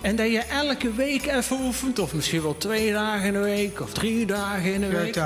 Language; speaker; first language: Dutch; native; Dutch